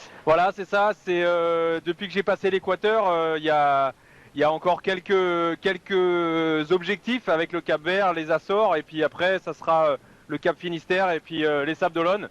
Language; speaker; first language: French; native; French